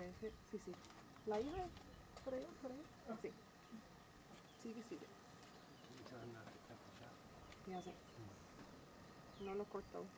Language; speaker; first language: Spanish; non-native, learner; English